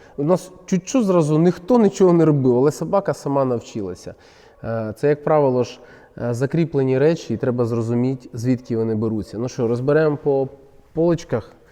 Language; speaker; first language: Ukrainian; non-native, local second language; Russian